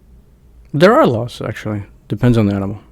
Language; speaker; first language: English; native; English